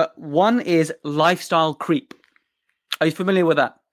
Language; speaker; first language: English; early bilingual, other home language; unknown